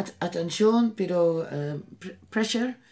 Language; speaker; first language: Spanish; non-native, learner; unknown